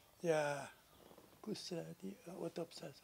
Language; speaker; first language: Dutch; non-native, local second language; Sranan Tongo